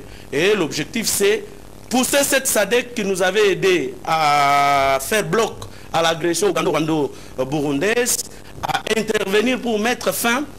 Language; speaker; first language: French; non-native, local second language; Lingala